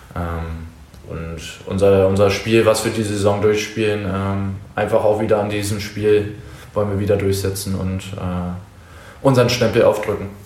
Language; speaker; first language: German; native; German